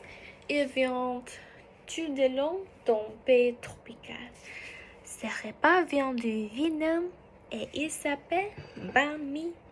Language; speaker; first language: French; non-native, learner; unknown